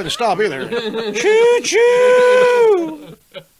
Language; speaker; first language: English; native; English